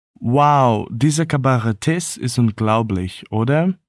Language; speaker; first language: German; non-native, fluent; Portuguese